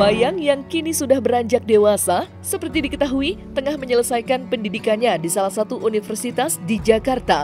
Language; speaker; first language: Indonesian; native; Indonesian